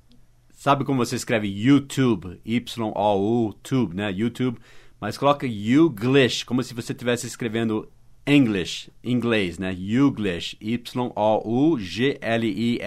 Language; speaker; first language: Portuguese; non-native, fluent; English